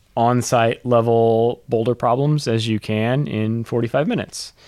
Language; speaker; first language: English; native; English